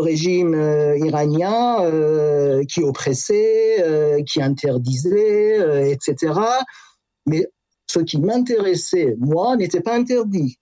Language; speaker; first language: French; non-native, fluent; Persian